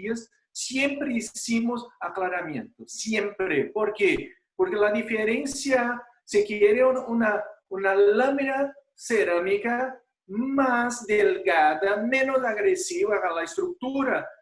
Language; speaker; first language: Spanish; non-native, fluent; Portuguese